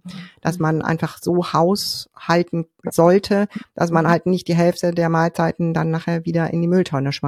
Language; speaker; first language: German; native; German